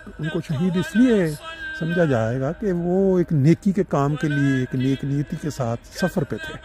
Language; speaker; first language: Urdu; non-native, local second language; Punjabi